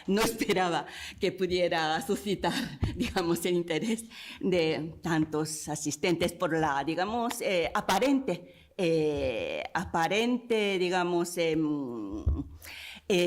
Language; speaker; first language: Spanish; non-native, fluent; Japanese